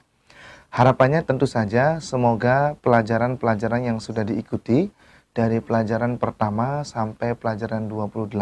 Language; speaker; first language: Indonesian; native; Indonesian